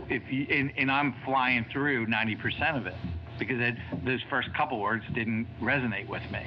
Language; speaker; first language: English; native; English